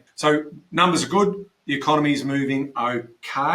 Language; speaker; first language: English; native; English